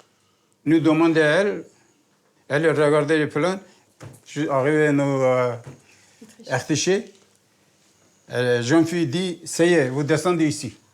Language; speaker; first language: French; non-native, learner; Turkish